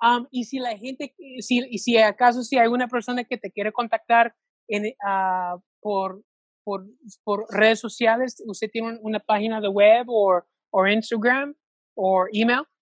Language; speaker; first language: Spanish; early bilingual, heritage; Spanish